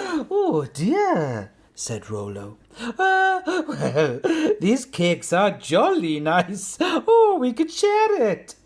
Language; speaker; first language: English; native; English